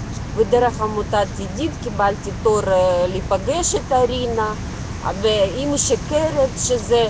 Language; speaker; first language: Hebrew; non-native, local second language; Russian